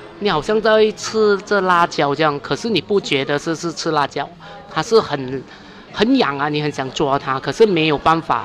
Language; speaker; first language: Chinese; native; Chinese